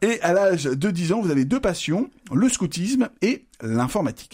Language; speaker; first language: French; native; French